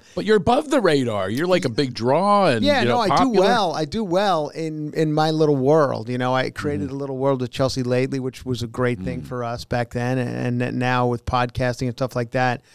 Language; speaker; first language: English; native; English